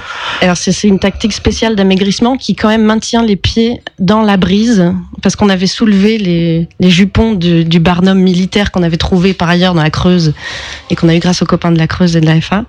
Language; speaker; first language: French; native; French